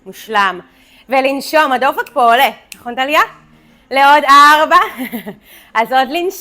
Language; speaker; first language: Hebrew; native; Hebrew